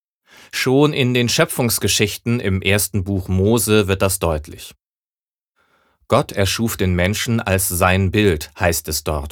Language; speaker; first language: German; native; German